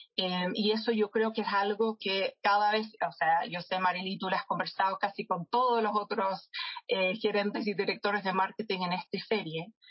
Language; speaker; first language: Spanish; non-native, fluent; English